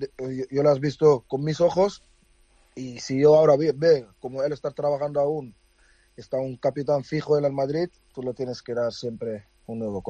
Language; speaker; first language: Spanish; non-native, fluent; Dutch